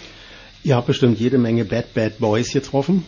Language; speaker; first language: German; native; German